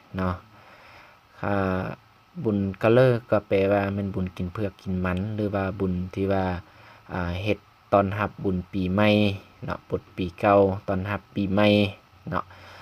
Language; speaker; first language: Lao; non-native, local second language; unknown